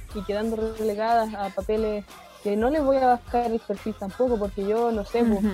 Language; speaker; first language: Spanish; native; Spanish